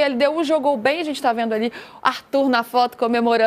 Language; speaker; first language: Portuguese; native; Portuguese